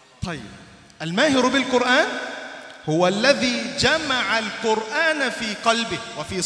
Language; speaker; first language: Arabic; native; Arabic